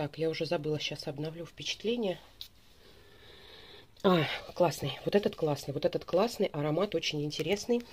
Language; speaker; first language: Russian; native; Russian